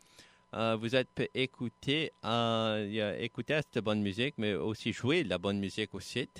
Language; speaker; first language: French; native; French